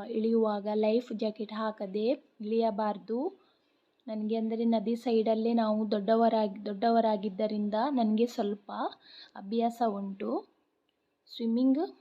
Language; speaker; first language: Kannada; non-native, local second language; Konkani